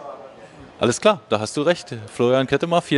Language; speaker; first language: German; native; German